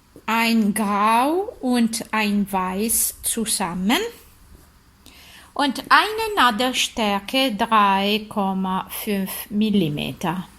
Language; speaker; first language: German; non-native, learner; Italian